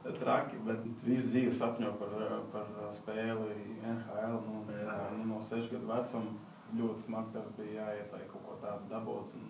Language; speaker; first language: Latvian; native; Latvian